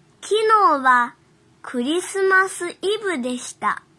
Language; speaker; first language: Japanese; non-native, fluent; Chinese